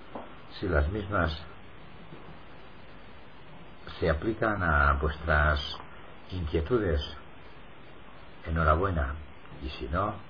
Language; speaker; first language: Spanish; native; Spanish